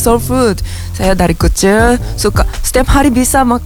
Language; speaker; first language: Indonesian; non-native, learner; Japanese